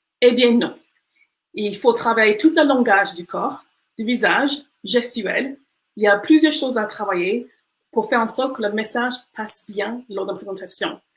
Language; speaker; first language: French; non-native, fluent; English